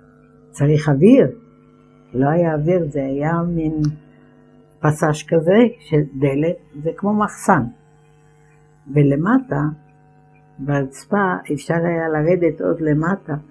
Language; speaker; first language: Hebrew; non-native, fluent; Ladino